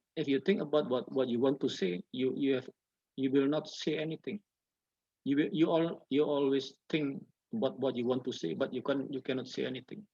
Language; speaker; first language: English; non-native, learner; Indonesian